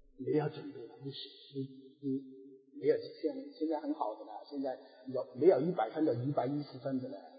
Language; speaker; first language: Chinese; non-native, local second language; Cantonese